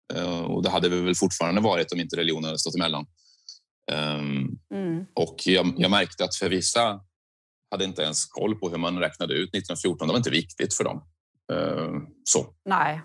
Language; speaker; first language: Swedish; native; Swedish